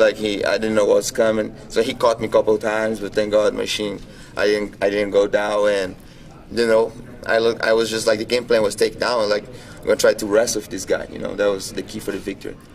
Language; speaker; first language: English; non-native, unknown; Portuguese